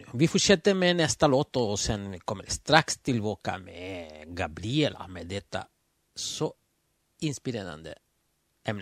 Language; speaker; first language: Swedish; non-native, fluent; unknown